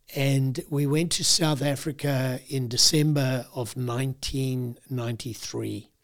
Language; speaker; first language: English; native; English